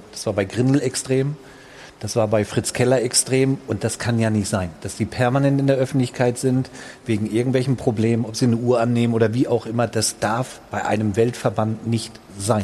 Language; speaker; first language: German; native; German